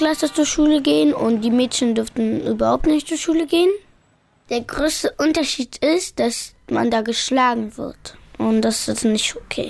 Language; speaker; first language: German; early bilingual, other home language; Pashto